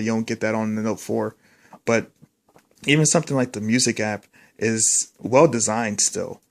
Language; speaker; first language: English; native; English